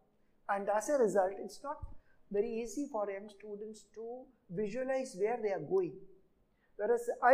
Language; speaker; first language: English; non-native, local second language; Malayalam